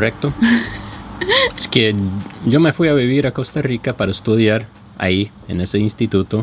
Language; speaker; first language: Spanish; non-native, fluent; English